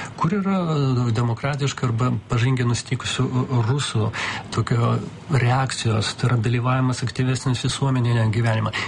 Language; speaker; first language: Lithuanian; non-native, local second language; Russian